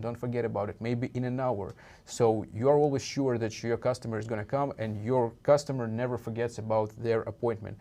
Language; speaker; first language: English; non-native, fluent; Russian